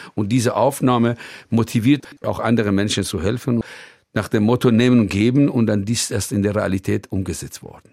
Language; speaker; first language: German; non-native, fluent; Persian